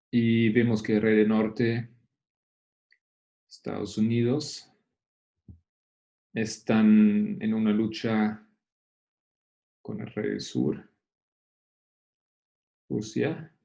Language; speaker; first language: Spanish; non-native, fluent; Portuguese